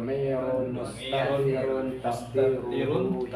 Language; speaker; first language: Arabic; non-native, learner; Indonesian